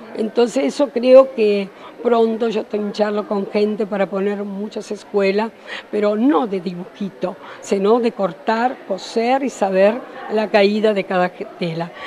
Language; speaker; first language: Spanish; early bilingual, other home language; Italian